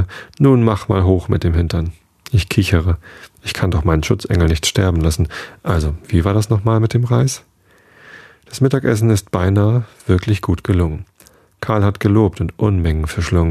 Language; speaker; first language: German; native; German